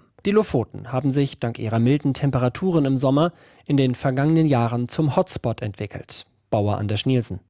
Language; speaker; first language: German; native; German